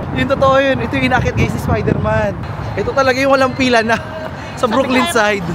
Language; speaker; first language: Filipino; native; Filipino